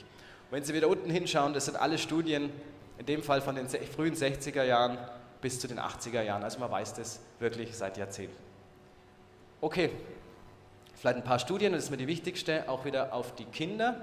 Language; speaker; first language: German; native; German